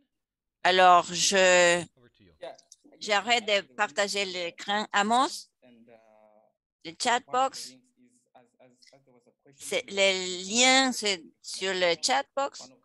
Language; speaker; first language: French; non-native, fluent; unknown